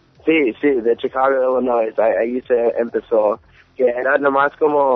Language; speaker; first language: Spanish; early bilingual, heritage; English